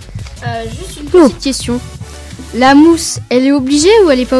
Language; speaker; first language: French; native; French